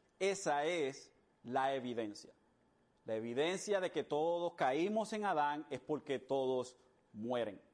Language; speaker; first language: Spanish; early bilingual, heritage; Spanish